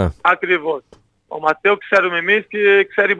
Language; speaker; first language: Greek; non-native, learner; Portuguese